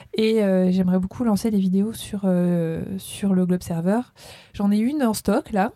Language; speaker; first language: French; native; French